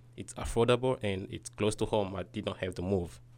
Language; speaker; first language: English; non-native, learner; Lingala